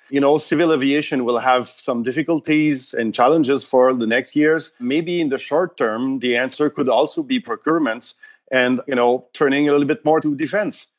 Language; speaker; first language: English; non-native, fluent; French